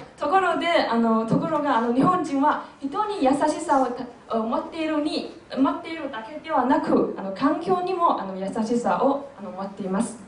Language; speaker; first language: Japanese; non-native, fluent; Chinese